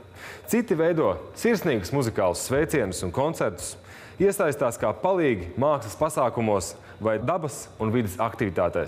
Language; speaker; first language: Latvian; native; Latvian